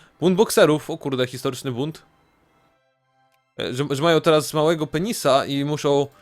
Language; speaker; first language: Polish; native; Polish